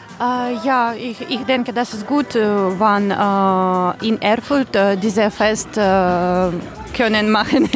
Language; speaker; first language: German; non-native, learner; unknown